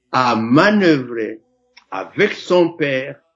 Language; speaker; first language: French; non-native, local second language; Rundi